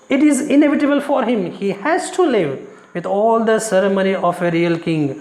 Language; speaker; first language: English; non-native, local second language; Kannada